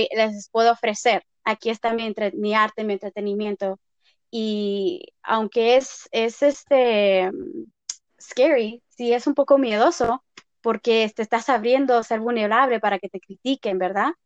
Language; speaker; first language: Spanish; early bilingual, heritage; Spanish